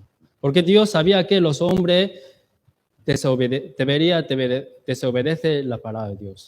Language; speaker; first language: Spanish; non-native, learner; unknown